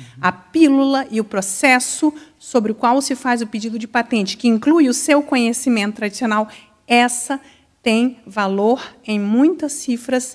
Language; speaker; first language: Portuguese; non-native, local second language; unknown